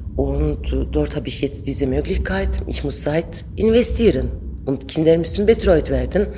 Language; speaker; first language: German; non-native, fluent; Turkish